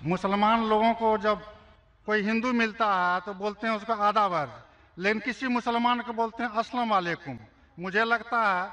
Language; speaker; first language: Hindi; native; Hindi